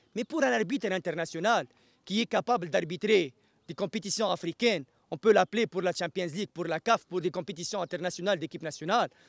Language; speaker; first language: French; non-native, local second language; Arabic